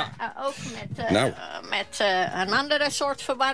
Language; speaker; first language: Dutch; non-native, fluent; Finnish